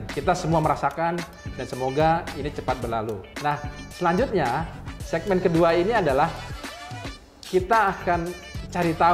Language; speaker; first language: Indonesian; native; Indonesian